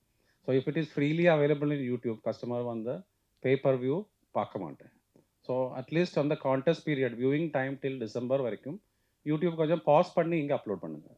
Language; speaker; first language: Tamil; non-native, local second language; Malayalam